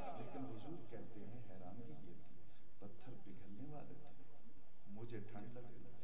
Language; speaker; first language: Urdu; non-native, local second language; Punjabi